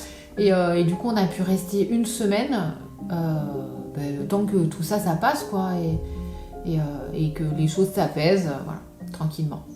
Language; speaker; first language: French; native; French